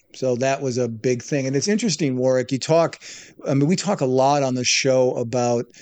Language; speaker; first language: English; native; English